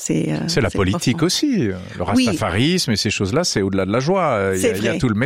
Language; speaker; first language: French; native; French